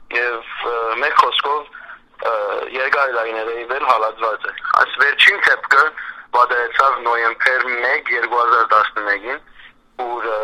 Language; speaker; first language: Armenian; early bilingual, heritage; Armenian